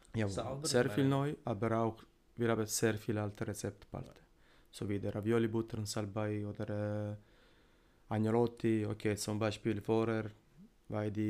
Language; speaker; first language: German; non-native, learner; Italian